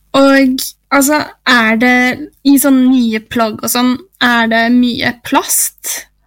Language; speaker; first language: Norwegian; native; Norwegian